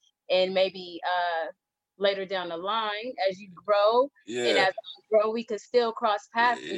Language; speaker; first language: English; native; English